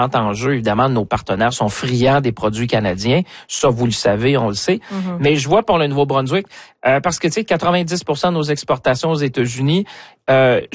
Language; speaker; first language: French; native; French